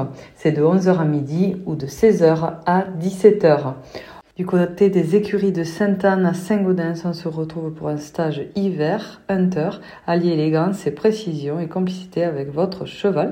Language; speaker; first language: French; native; French